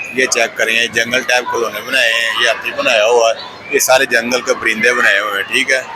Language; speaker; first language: Urdu; non-native, local second language; Punjabi